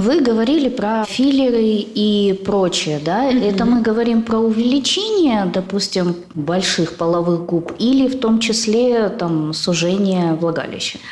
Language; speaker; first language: Russian; native; Russian